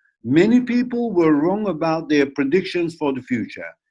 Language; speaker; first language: English; non-native, fluent; Turkish